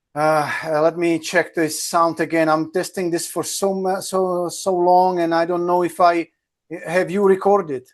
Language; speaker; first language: English; non-native, fluent; Czech